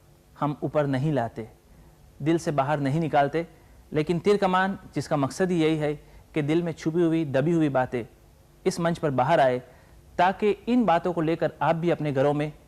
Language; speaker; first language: Hindi; native; Hindi